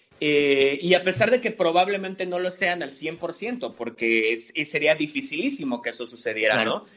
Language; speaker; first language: Spanish; native; Spanish